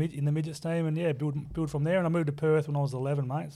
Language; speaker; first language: English; native; English